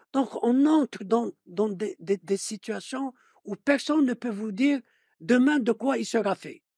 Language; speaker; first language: French; non-native, local second language; Arabic